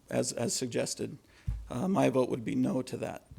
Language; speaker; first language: English; native; English